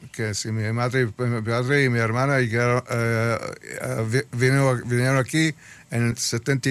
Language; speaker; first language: Spanish; early bilingual, heritage; Spanish